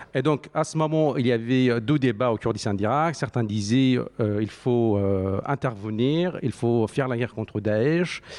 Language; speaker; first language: French; non-native, fluent; Central Kurdish